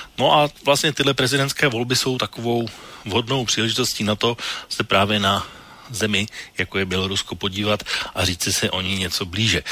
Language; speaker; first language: Czech; native; Czech